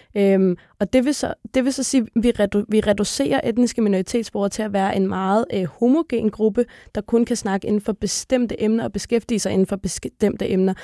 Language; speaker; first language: Danish; early bilingual, other home language; Arabic